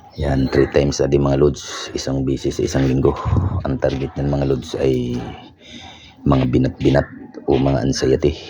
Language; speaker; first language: Filipino; non-native, local second language; Cebuano